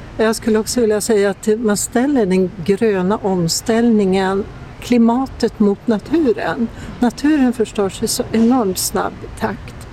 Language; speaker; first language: Swedish; native; Swedish